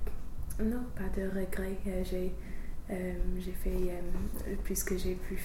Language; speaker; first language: French; non-native, learner; English